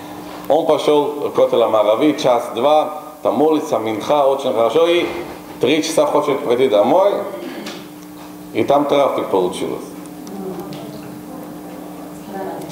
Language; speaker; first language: Russian; non-native, local second language; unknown